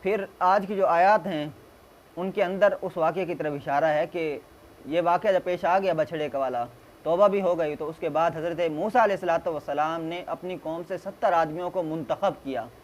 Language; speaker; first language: Urdu; native; Urdu